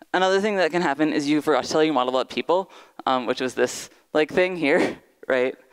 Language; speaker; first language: English; native; English